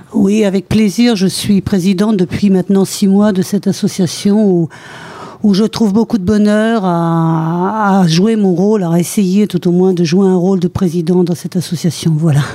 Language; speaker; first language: French; native; French